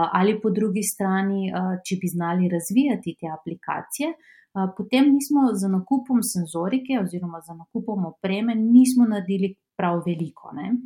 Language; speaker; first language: Slovenian; non-native, fluent; Macedonian